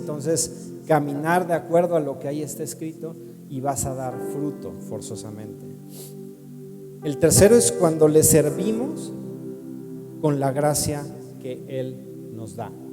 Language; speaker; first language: Spanish; native; Spanish